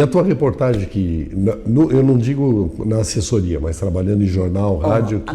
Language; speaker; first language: Portuguese; native; Portuguese